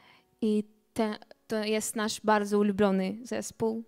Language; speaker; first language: Polish; non-native, learner; Belarusian